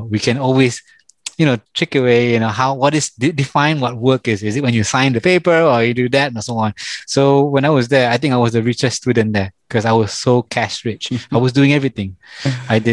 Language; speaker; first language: English; non-native, local second language; Malay